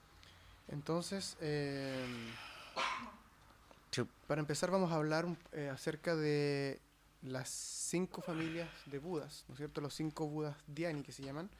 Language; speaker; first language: Spanish; native; Spanish